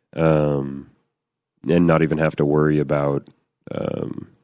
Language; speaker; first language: English; native; English